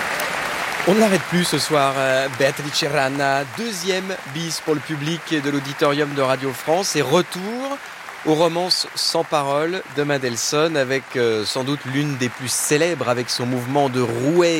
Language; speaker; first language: French; native; French